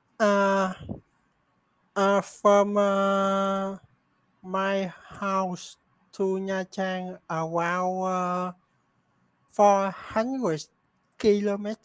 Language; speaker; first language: English; non-native, learner; Vietnamese